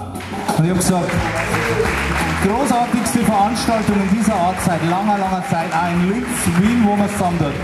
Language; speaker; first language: German; native; German